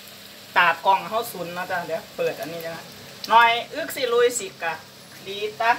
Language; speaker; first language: Finnish; non-native, learner; Thai